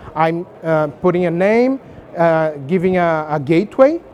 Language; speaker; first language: English; non-native, fluent; Portuguese